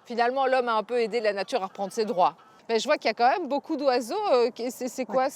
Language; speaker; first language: French; native; French